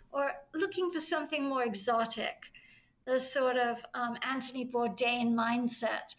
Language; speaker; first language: English; native; English